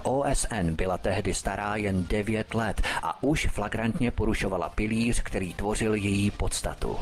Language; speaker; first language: Czech; native; Czech